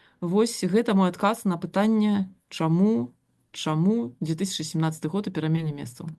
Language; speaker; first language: Belarusian; non-native, local second language; Russian